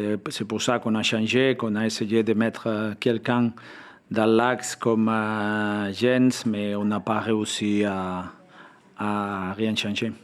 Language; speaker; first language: French; non-native, fluent; Spanish